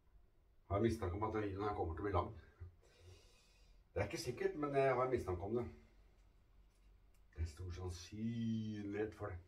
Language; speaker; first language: Norwegian; native; Norwegian